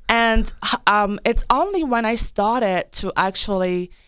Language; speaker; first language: English; non-native, local second language; French